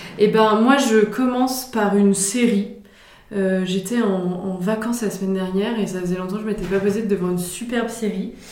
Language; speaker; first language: French; native; French